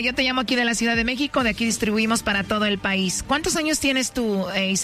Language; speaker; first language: Spanish; native; Spanish